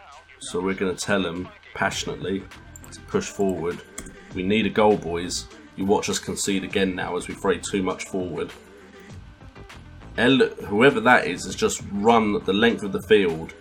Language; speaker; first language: English; native; English